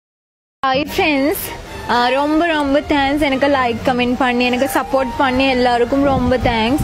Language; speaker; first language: Tamil; non-native, local second language; Sinhala